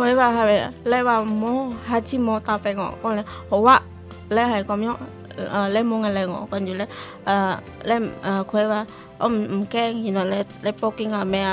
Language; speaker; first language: Chinese; non-native, learner; Indonesian